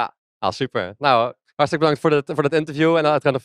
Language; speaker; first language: Dutch; native; Dutch